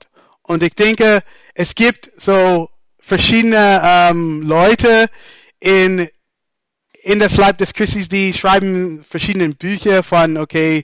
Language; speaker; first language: German; non-native, fluent; English